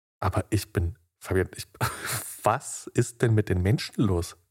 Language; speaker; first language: German; native; German